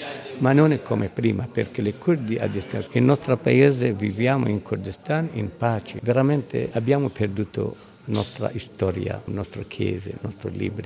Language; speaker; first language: Italian; non-native, learner; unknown